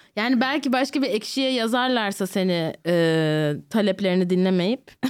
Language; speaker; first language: Turkish; early bilingual, heritage; Turkish